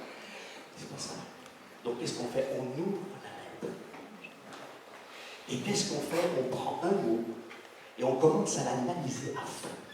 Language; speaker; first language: French; native; French